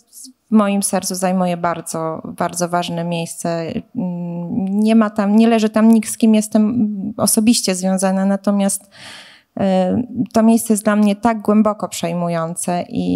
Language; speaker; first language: Polish; native; Polish